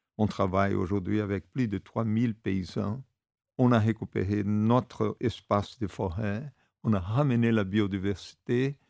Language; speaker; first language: French; non-native, fluent; Portuguese